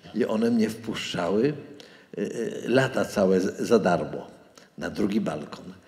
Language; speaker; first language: Polish; native; Polish